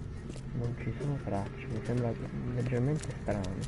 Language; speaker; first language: Italian; native; Italian